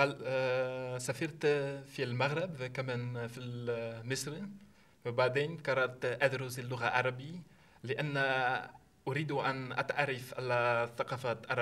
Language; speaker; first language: Arabic; non-native, learner; Dutch